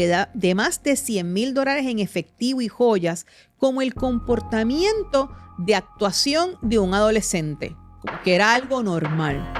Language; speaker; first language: Spanish; native; Spanish